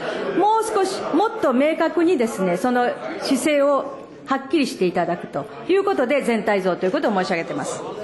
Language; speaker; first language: Japanese; native; Japanese